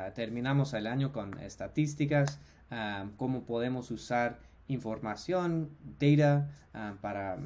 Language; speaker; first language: Spanish; non-native, fluent; English